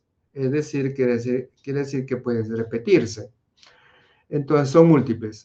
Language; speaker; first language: Spanish; native; Spanish